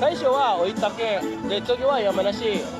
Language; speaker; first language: Japanese; non-native, fluent; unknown